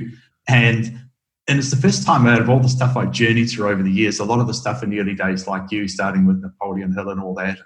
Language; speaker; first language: English; native; English